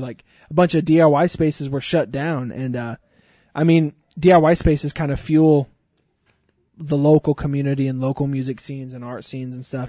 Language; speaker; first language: English; early bilingual, other home language; Spanish